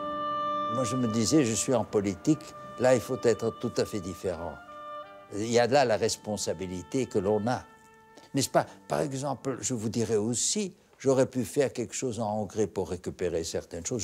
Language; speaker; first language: French; non-native, fluent; German